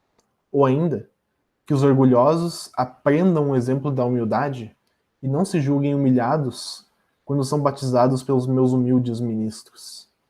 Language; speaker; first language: Portuguese; native; Portuguese